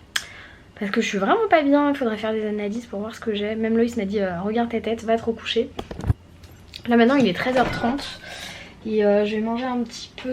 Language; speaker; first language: French; native; French